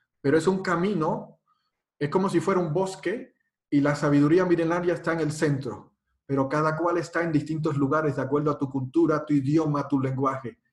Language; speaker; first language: Spanish; native; Spanish